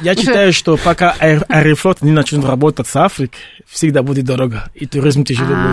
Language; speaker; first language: Russian; non-native, fluent; Fon